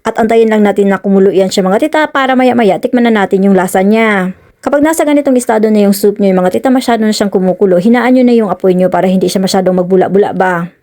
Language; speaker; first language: Filipino; non-native, local second language; Cebuano